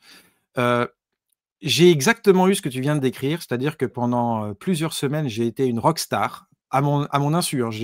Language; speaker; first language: French; native; French